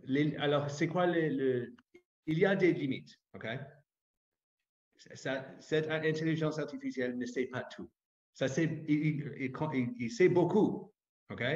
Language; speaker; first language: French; non-native, fluent; English